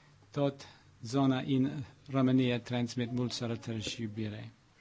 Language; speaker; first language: Romanian; non-native, learner; English